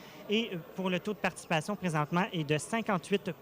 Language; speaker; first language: French; native; French